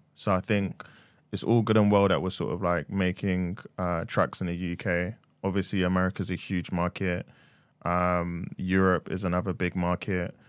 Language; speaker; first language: English; native; English